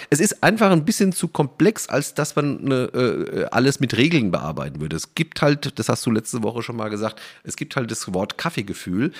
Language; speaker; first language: German; native; German